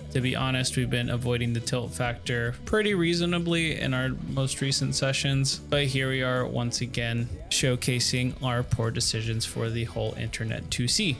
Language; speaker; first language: English; native; English